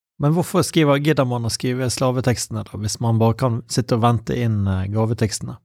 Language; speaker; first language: Norwegian; native; Norwegian